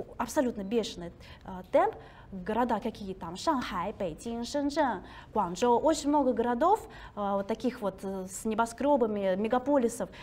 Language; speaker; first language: Russian; early bilingual, other home language; Chinese